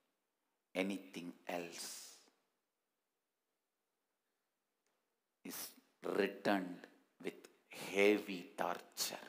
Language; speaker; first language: English; non-native, local second language; Tamil